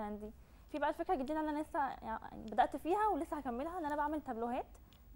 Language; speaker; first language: Arabic; native; Arabic